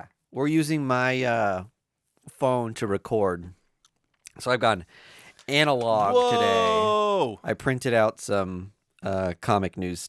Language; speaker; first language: English; native; English